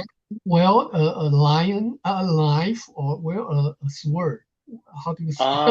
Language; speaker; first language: English; non-native, fluent; Chinese